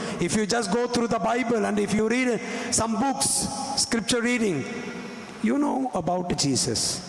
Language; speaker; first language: English; non-native, local second language; Tamil